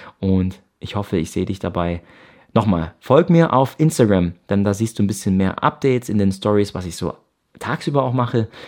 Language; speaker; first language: German; native; German